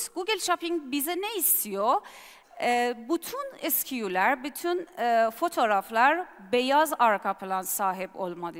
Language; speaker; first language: Turkish; non-native, learner; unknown